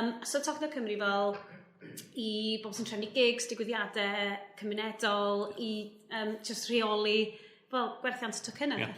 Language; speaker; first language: Welsh; native; Welsh